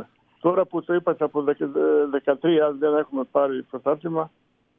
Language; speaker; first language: Greek; non-native, fluent; Serbian